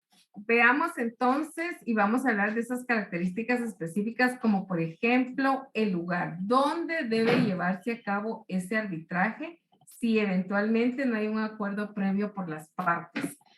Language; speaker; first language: Spanish; native; Spanish